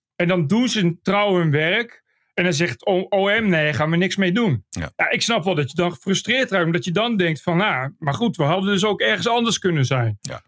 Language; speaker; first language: Dutch; native; Dutch